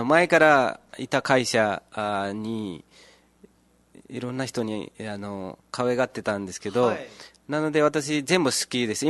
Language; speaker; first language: Japanese; non-native, fluent; Nepali